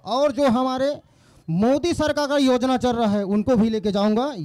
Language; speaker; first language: Hindi; native; Hindi